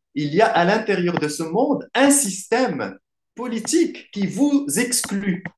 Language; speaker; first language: French; non-native, local second language; Arabic